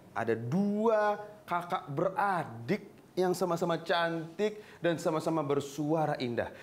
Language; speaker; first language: Indonesian; native; Indonesian